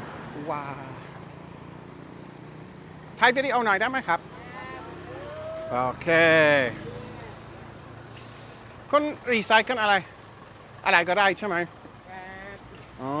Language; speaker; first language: Thai; non-native, learner; English